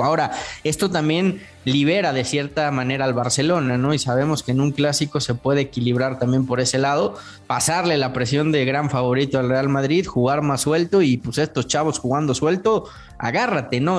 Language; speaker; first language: Spanish; native; Spanish